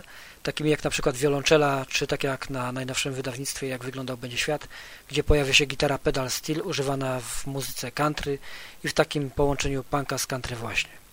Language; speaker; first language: Polish; native; Polish